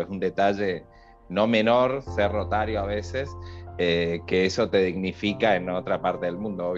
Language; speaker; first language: Spanish; native; Spanish